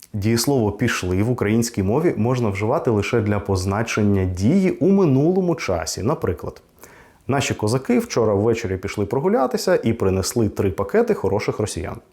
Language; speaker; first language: Ukrainian; non-native, local second language; Russian